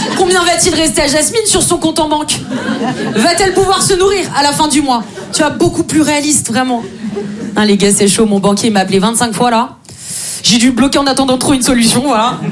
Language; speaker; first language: French; native; French